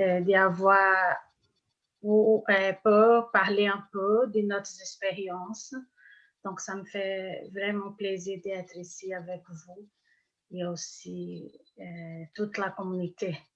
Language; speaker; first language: French; non-native, fluent; Portuguese